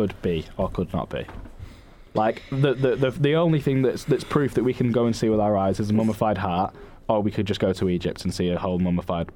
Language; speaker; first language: English; native; English